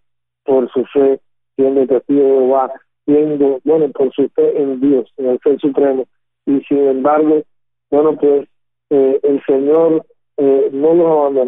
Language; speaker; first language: Spanish; native; Spanish